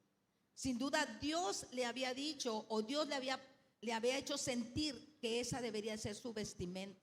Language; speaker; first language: Spanish; native; Spanish